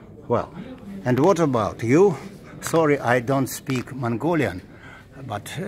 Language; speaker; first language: English; non-native, learner; Russian